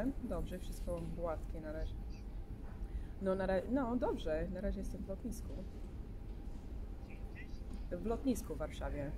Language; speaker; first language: Polish; early bilingual, heritage; English